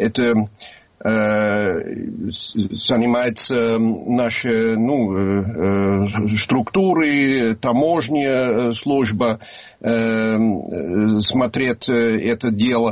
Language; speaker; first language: Russian; non-native, learner; Dutch